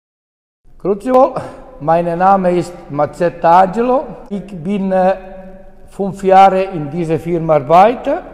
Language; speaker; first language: German; non-native, learner; Italian